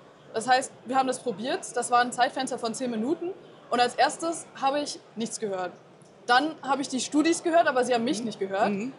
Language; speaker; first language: German; native; German